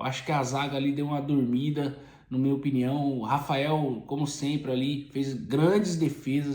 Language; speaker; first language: Portuguese; native; Portuguese